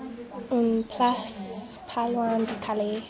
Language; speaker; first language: French; non-native, learner; English